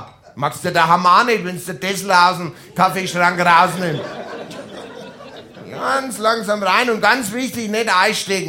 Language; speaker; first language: German; native; German